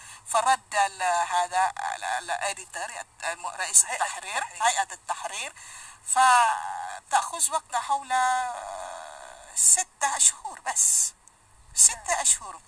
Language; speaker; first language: Arabic; non-native, fluent; Malay